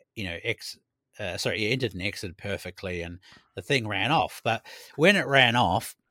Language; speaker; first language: English; native; English